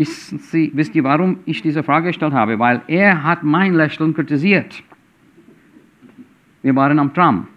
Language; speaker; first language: German; non-native, fluent; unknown